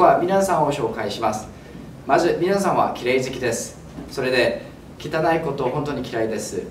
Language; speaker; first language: Japanese; non-native, learner; Korean